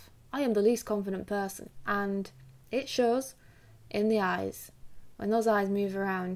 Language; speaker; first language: English; native; English